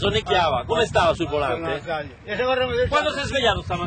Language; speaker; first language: Italian; native; Italian